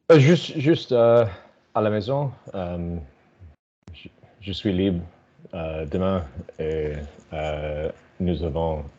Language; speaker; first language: French; non-native, learner; English